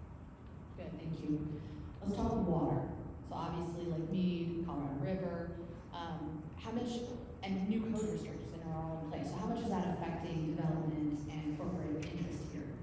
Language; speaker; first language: English; native; English